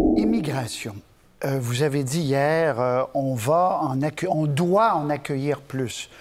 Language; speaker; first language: French; native; French